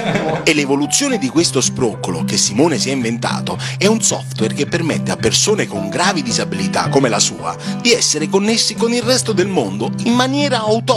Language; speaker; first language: Italian; native; Italian